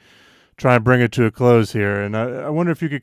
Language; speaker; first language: English; native; English